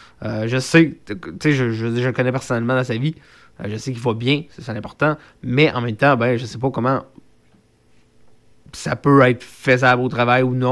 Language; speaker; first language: French; native; French